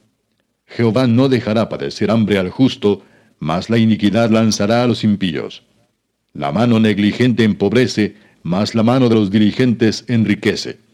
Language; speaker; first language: Spanish; native; Spanish